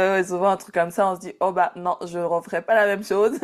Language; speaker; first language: French; native; French